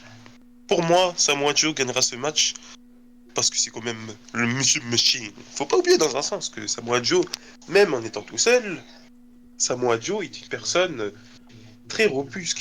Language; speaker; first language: French; native; French